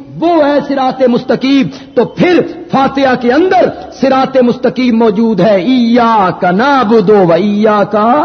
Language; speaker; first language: Urdu; non-native, local second language; Punjabi